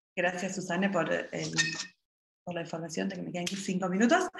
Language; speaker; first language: Spanish; native; Spanish